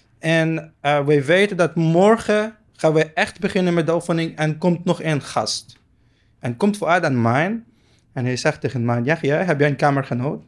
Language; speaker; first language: Dutch; non-native, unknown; Arabic